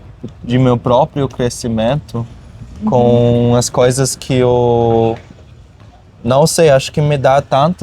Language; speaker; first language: Portuguese; non-native, fluent; German